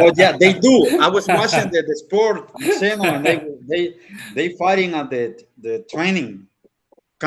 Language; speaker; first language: English; non-native, fluent; Spanish